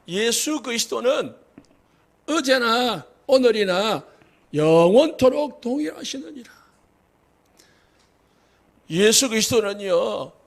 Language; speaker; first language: Korean; native; Korean